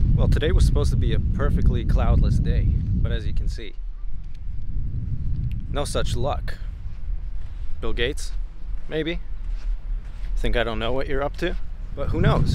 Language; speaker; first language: English; native; English